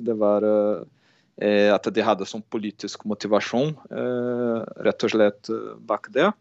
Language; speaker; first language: Norwegian; non-native, fluent; Portuguese